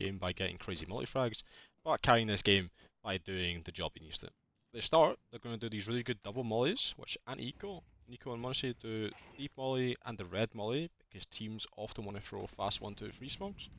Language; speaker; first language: English; native; English